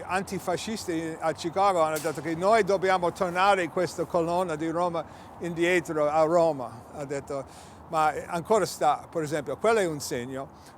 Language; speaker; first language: Italian; early bilingual, heritage; English